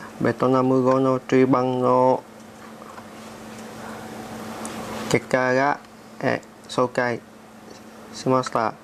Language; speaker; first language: Japanese; non-native, learner; Vietnamese